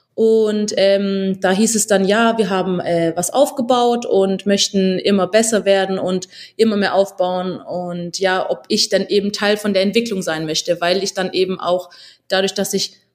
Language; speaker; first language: German; early bilingual, other home language; Albanian